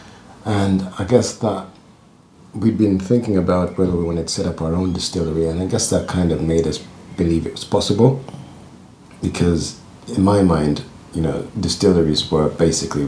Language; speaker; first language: English; non-native, local second language; Ganda